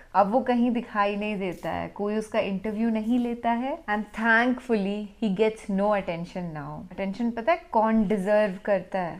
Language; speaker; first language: Hindi; native; Hindi